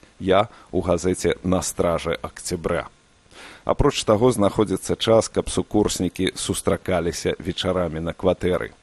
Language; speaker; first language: Belarusian; non-native, local second language; Russian